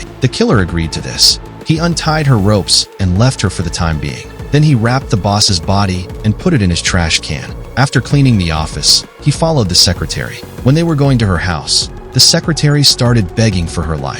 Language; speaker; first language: English; non-native, local second language; Hindi